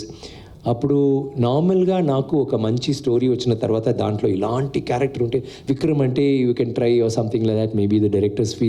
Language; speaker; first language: Telugu; non-native, learner; Tamil